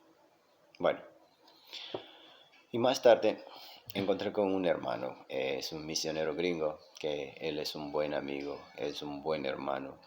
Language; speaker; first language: Spanish; non-native, local second language; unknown